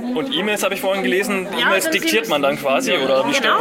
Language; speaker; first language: German; native; German